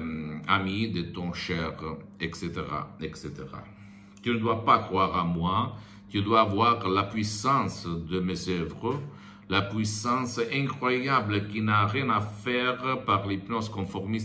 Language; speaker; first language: French; non-native, fluent; Italian